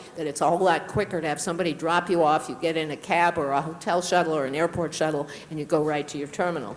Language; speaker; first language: English; native; English